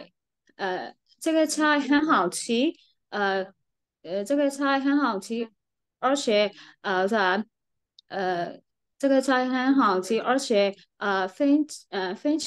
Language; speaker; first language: Chinese; non-native, learner; Burmese